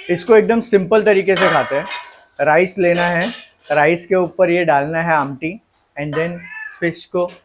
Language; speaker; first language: Hindi; non-native, local second language; Marathi